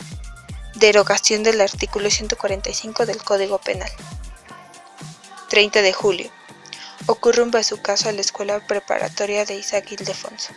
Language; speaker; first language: Spanish; native; Spanish